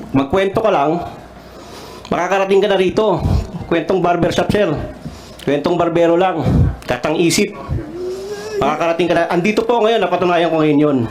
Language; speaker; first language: Filipino; non-native, local second language; Cebuano